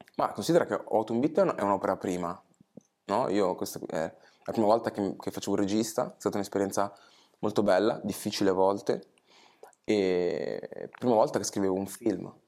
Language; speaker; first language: Italian; early bilingual, other home language; Portuguese